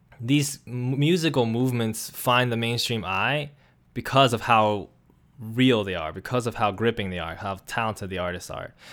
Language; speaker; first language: English; native; English